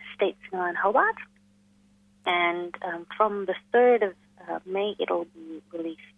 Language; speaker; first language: English; non-native, local second language; Hindi